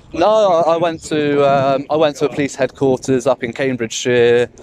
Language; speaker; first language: English; native; English